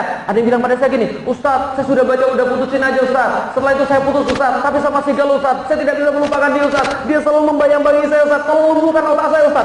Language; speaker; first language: Indonesian; native; Indonesian